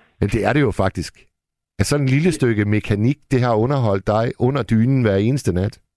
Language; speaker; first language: Danish; native; Danish